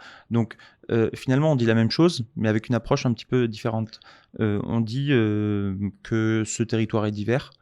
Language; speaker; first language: French; native; French